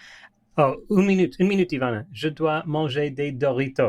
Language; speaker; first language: French; non-native, learner; English